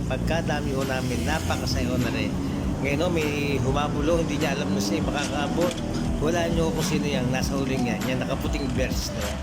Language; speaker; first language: Filipino; native; Filipino